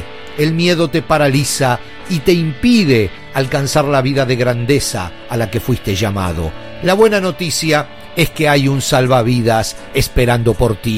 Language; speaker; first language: Spanish; native; Spanish